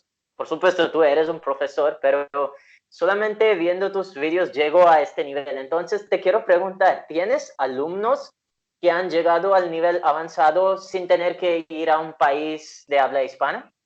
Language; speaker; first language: Spanish; non-native, fluent; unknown